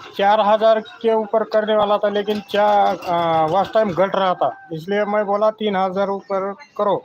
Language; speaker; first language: Hindi; non-native, local second language; Marathi